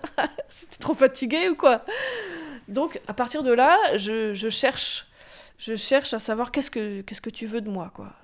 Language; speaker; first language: French; native; French